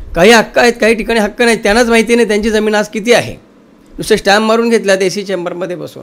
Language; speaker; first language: Marathi; native; Marathi